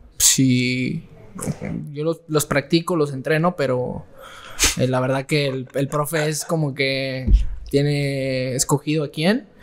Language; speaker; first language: Spanish; native; Spanish